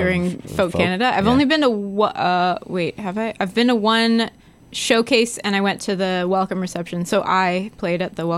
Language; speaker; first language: English; native; English